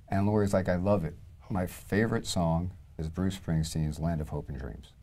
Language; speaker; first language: English; native; English